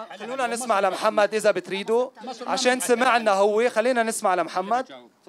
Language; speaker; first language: Arabic; native; Arabic